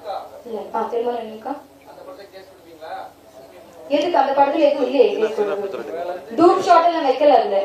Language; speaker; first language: Tamil; non-native, learner; Malayalam